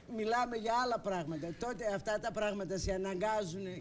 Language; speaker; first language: Greek; native; Greek